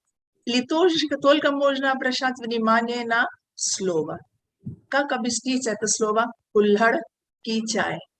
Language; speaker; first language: Russian; non-native, fluent; Hindi